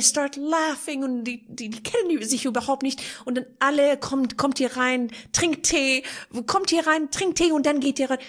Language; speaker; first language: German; non-native, fluent; Persian